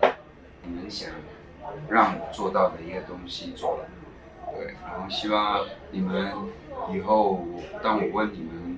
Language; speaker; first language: Chinese; non-native, local second language; Cantonese